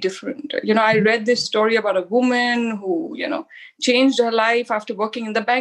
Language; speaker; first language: English; non-native, local second language; Hindi